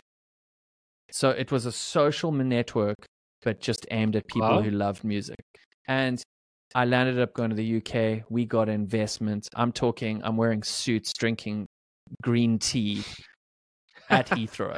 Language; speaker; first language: English; native; English